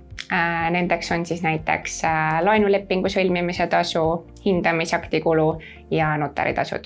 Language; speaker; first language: Estonian; native; Estonian